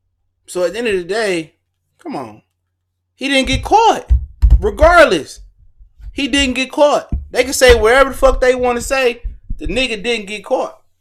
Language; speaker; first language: English; native; English